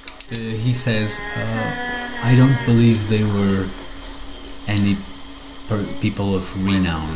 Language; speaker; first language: English; non-native, fluent; Portuguese